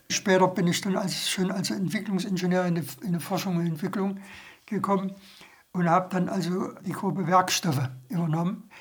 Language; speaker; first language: German; native; German